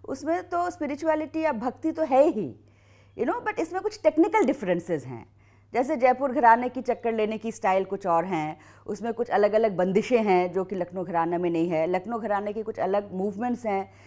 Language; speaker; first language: Hindi; native; Hindi